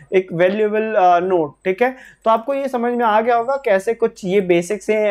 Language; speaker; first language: Hindi; native; Hindi